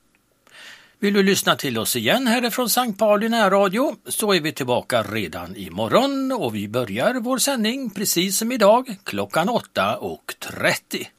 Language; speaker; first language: Swedish; native; Swedish